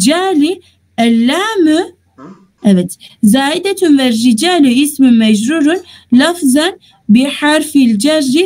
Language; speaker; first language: Arabic; non-native, fluent; Turkish